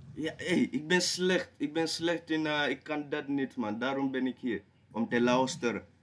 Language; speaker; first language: Dutch; non-native, learner; English